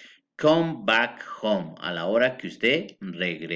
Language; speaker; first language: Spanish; native; Spanish